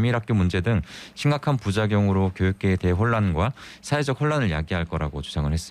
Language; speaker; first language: Korean; native; Korean